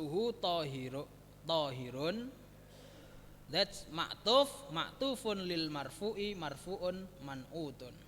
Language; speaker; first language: Arabic; non-native, fluent; Javanese